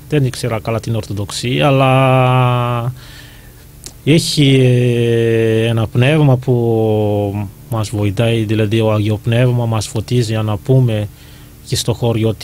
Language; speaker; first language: Greek; non-native, learner; Malagasy